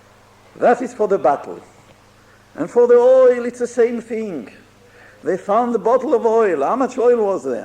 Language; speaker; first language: English; non-native, fluent; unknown